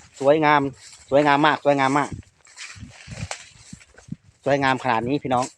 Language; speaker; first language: Thai; non-native, local second language; Lao